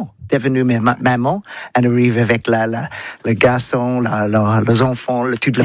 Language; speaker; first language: French; non-native, learner; English